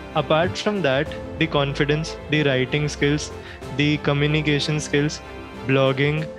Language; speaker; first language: English; non-native, local second language; Hindi